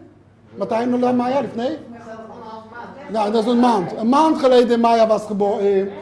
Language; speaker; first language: Dutch; non-native, learner; Hebrew